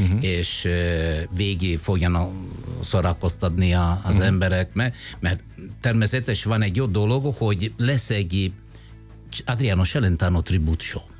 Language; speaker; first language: Hungarian; non-native, fluent; Italian